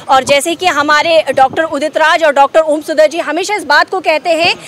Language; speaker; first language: Hindi; native; Hindi